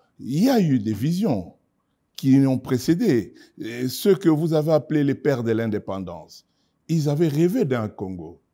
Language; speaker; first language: French; non-native, local second language; Lingala